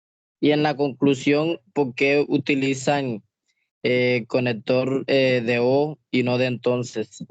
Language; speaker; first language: Spanish; native; Spanish